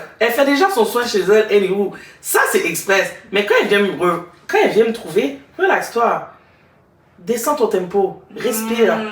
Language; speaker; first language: French; native; French